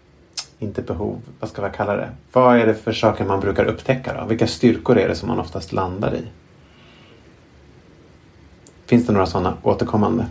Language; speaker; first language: Swedish; native; Swedish